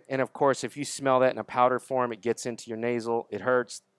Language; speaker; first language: English; native; English